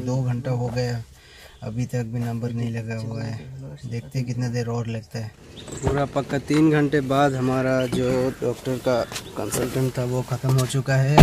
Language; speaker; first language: Hindi; non-native, local second language; Bangla